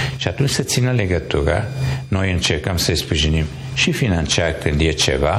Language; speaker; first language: Romanian; non-native, local second language; Hungarian